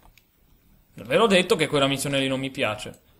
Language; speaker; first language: Italian; native; Italian